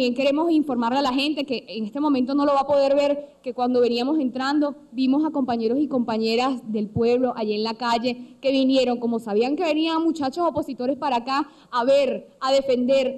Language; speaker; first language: Spanish; native; Spanish